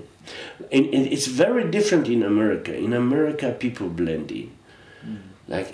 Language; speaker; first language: English; non-native, fluent; Polish